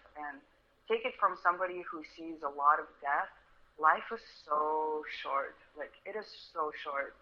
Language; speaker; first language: English; early bilingual, other home language; Russian